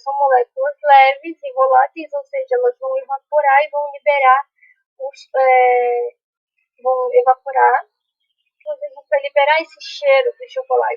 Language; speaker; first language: Portuguese; native; Portuguese